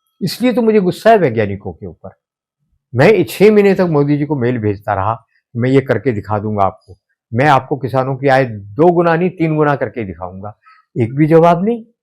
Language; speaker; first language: Hindi; native; Hindi